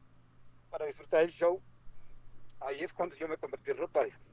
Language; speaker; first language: Spanish; native; Spanish